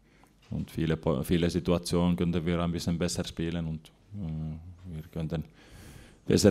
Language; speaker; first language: German; non-native, fluent; Finnish